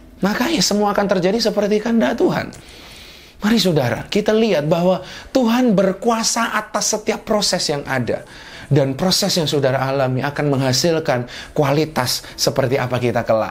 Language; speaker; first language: Indonesian; native; Indonesian